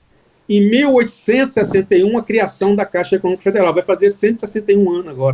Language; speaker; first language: Portuguese; native; Portuguese